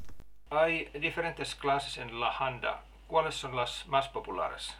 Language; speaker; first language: Spanish; non-native, learner; Finnish